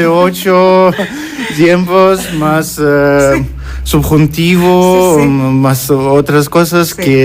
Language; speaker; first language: Spanish; non-native, learner; Russian